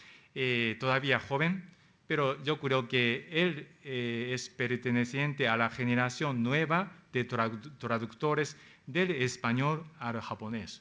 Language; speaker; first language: Spanish; non-native, fluent; Japanese